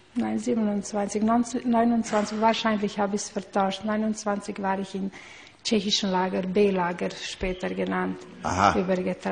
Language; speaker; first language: German; non-native, learner; Hungarian